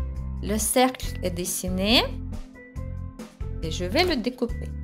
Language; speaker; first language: French; non-native, fluent; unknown